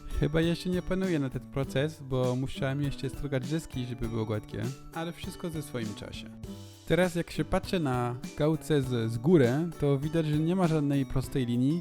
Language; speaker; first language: Polish; non-native, learner; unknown